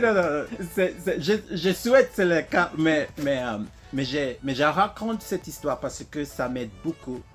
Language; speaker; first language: French; non-native, learner; English